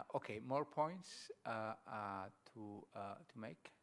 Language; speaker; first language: English; non-native, fluent; Spanish